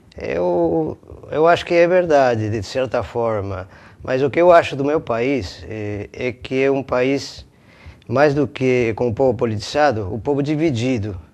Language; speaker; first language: Portuguese; non-native, fluent; Spanish